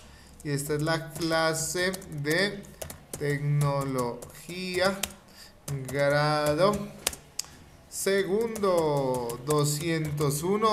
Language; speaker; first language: Spanish; native; Spanish